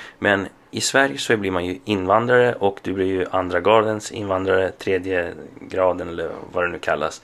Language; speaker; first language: Swedish; early bilingual, other home language; Spanish